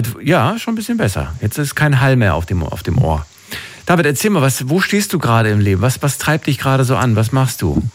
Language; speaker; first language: German; native; German